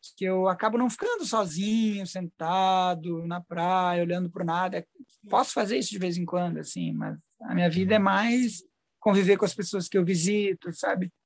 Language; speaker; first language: Portuguese; native; Portuguese